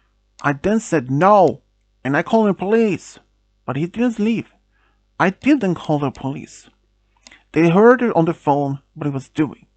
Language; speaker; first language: English; non-native, fluent; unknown